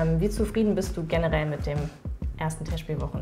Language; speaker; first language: German; native; German